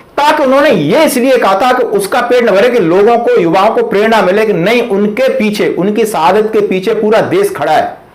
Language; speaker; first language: Hindi; native; Hindi